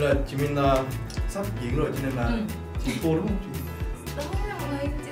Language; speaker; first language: Vietnamese; non-native, fluent; Korean